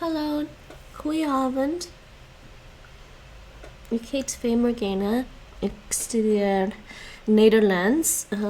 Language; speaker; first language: Dutch; non-native, learner; English